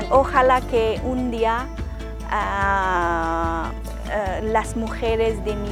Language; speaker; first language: Spanish; non-native, learner; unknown